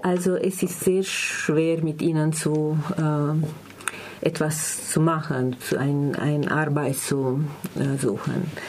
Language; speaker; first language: German; non-native, learner; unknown